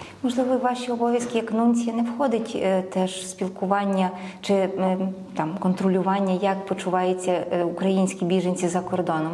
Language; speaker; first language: Ukrainian; native; Ukrainian